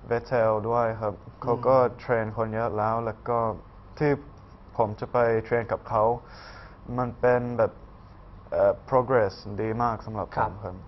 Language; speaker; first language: Thai; early bilingual, heritage; Thai